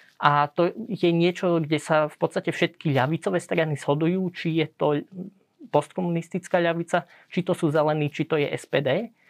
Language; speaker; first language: Slovak; early bilingual, heritage; Slovak